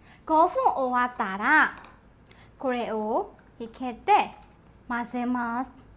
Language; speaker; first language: Japanese; non-native, learner; Burmese